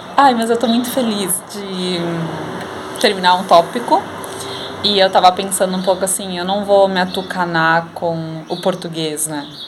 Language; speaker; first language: Portuguese; native; Portuguese